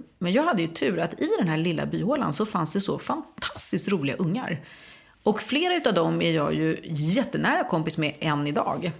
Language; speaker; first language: Swedish; native; Swedish